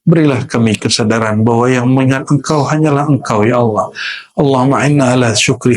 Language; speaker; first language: Indonesian; native; Indonesian